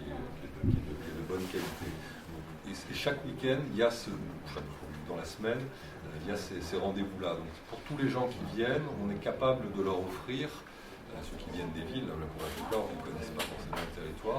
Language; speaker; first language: French; native; French